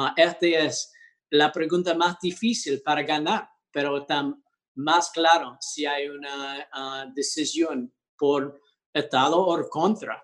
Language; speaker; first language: Spanish; early bilingual, heritage; English